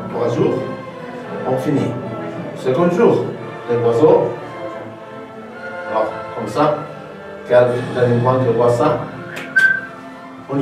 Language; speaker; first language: French; non-native, learner; Spanish